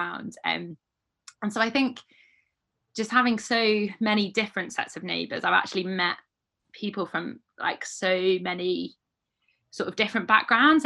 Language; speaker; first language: English; native; English